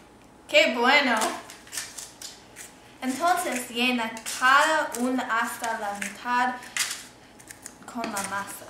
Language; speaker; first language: Spanish; non-native, learner; English